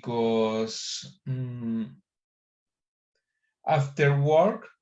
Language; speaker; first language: English; non-native, learner; Spanish